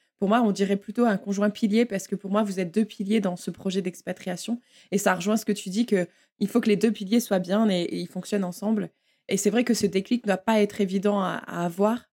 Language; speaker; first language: French; native; French